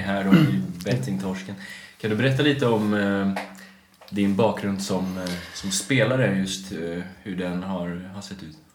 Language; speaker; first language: Swedish; native; Swedish